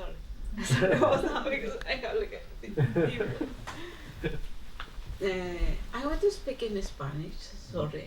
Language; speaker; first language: English; non-native, learner; Spanish